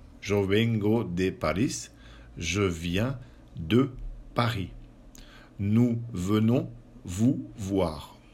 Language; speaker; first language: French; non-native, fluent; Spanish